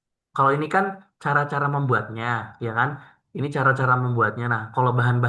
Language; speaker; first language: Indonesian; native; Indonesian